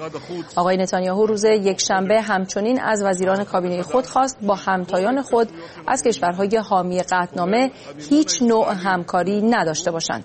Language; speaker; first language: Persian; native; Persian